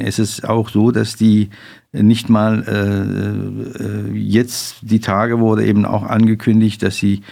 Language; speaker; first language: German; non-native, fluent; Persian